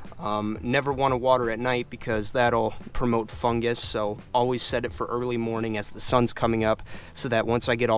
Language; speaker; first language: English; native; English